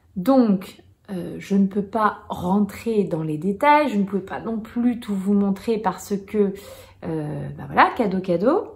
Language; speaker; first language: French; native; French